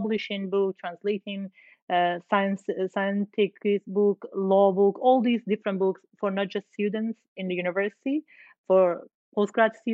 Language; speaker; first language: English; non-native, fluent; Persian